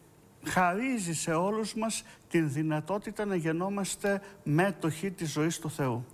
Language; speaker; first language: Greek; native; Greek